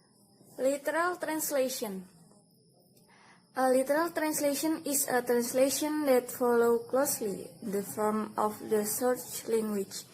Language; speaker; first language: English; non-native, learner; Indonesian